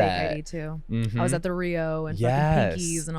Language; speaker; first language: English; native; English